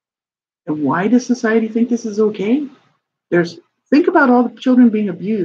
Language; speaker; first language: English; native; English